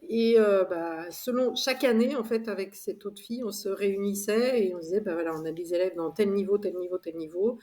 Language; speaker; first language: French; native; French